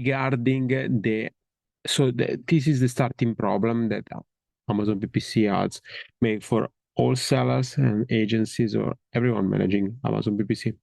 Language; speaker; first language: English; non-native, fluent; Italian